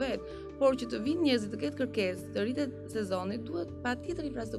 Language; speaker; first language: Albanian; native; Albanian